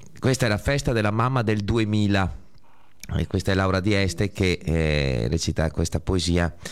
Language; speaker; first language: Italian; native; Italian